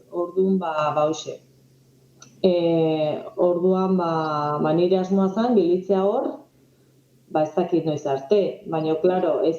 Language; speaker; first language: Basque; non-native, local second language; Spanish